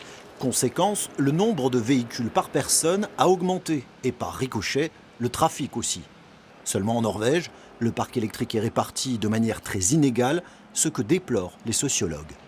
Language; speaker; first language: French; native; French